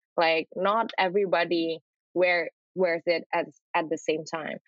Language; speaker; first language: English; non-native, fluent; Indonesian